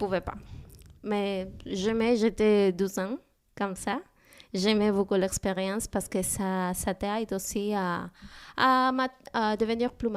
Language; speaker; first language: French; non-native, learner; Spanish